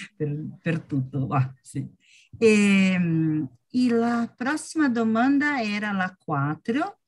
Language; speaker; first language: Italian; non-native, learner; Portuguese